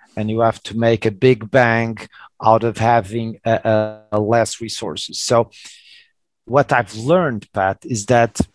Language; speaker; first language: English; non-native, fluent; Portuguese